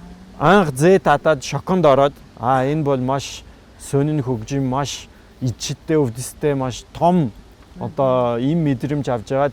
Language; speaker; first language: Mongolian; non-native, fluent; French